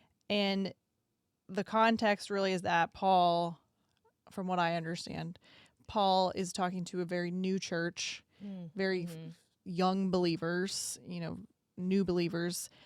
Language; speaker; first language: English; native; English